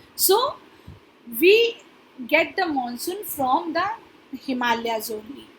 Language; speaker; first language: English; non-native, local second language; Punjabi